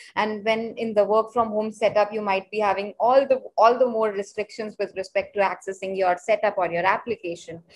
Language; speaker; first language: English; non-native, local second language; Hindi